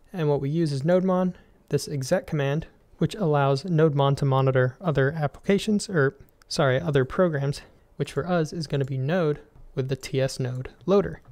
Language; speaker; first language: English; native; English